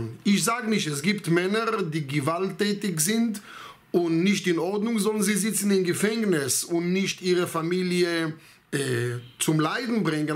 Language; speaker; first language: German; non-native, fluent; Hebrew